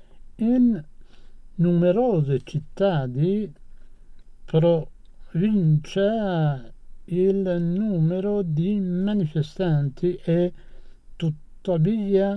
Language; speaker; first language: Italian; non-native, fluent; Persian